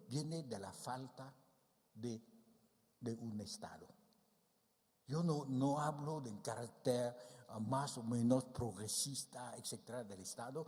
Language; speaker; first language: Spanish; non-native, fluent; Vietnamese